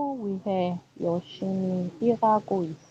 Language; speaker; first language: Korean; non-native, learner; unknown